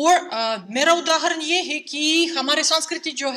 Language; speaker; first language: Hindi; non-native, fluent; Russian